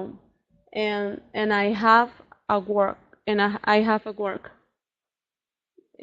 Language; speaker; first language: English; non-native, learner; Spanish